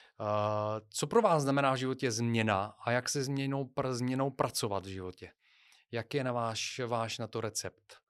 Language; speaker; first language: Czech; non-native, fluent; Bulgarian